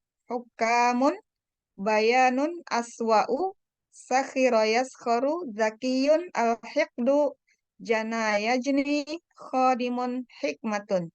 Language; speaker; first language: Arabic; non-native, fluent; Indonesian